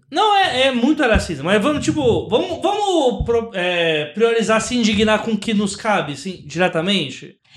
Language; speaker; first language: Portuguese; native; Portuguese